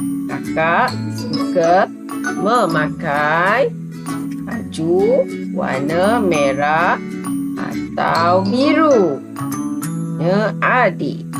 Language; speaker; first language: Malay; native; Malay